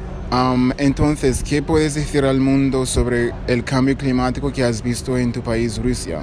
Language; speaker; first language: Spanish; non-native, fluent; English